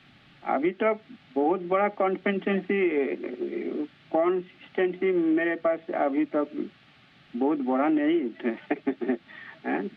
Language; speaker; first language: Hindi; non-native, local second language; Bangla